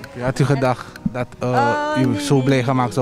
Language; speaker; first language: Dutch; native; Dutch